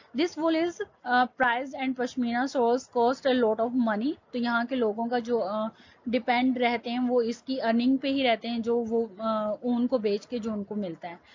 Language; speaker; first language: Hindi; native; Hindi